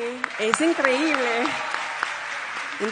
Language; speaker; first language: Spanish; non-native, fluent; English